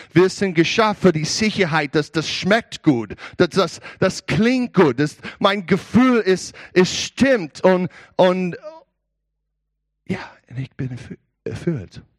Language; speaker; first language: German; non-native, learner; English